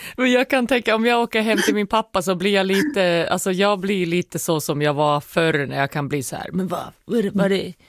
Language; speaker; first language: Swedish; native; Swedish